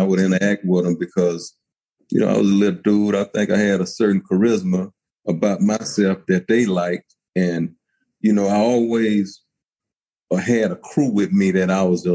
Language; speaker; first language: English; native; English